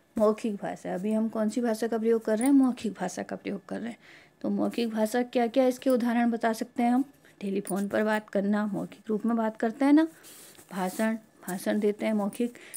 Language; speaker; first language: Hindi; native; Hindi